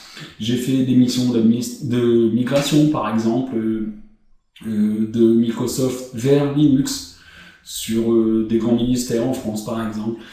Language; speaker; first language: French; native; French